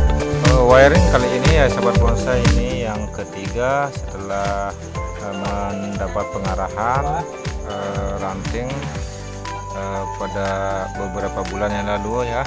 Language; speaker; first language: Indonesian; native; Indonesian